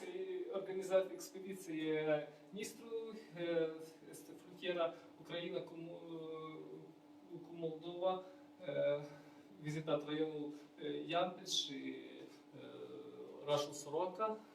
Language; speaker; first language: Romanian; non-native, learner; Ukrainian